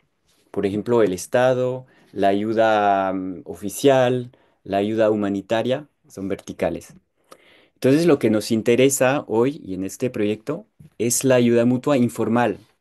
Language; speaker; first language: Spanish; non-native, fluent; French